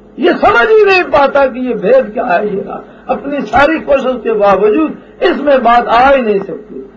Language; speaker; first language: Urdu; non-native, local second language; Punjabi